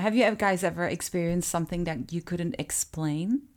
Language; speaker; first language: English; early bilingual, other home language; Japanese